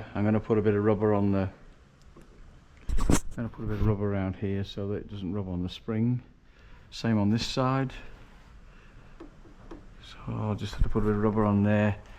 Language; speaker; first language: English; native; English